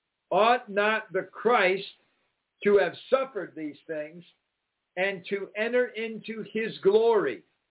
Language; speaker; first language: English; native; English